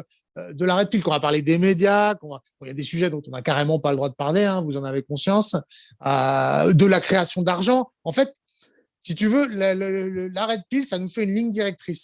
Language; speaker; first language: French; native; French